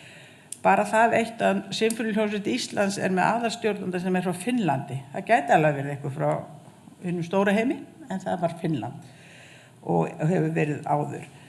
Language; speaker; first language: Icelandic; native; Icelandic